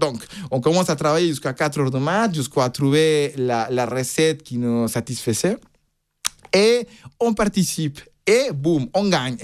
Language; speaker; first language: French; non-native, fluent; Spanish